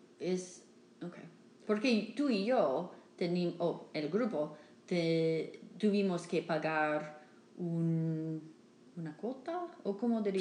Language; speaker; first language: Spanish; non-native, learner; English